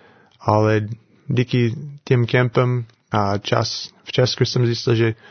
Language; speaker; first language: Czech; non-native, learner; English